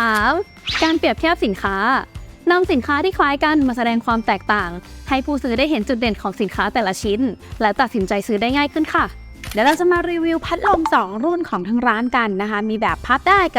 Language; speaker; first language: Thai; native; Thai